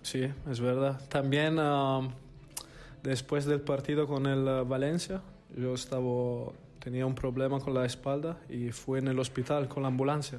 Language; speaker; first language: Spanish; non-native, learner; Italian